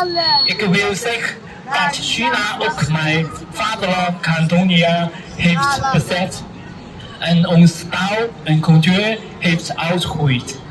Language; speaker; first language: Dutch; non-native, learner; Cantonese